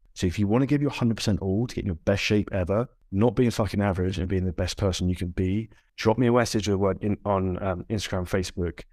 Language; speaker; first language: English; native; English